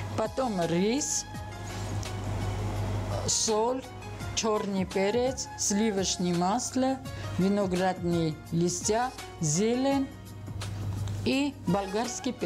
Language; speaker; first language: Russian; non-native, learner; Armenian